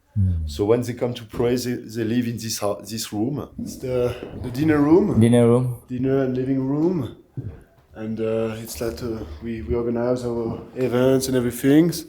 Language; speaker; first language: English; non-native, fluent; French